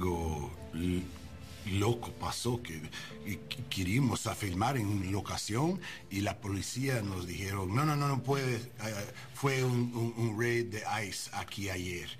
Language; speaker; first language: Spanish; non-native, learner; English